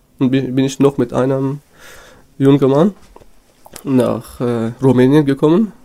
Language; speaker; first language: German; non-native, fluent; Kurdish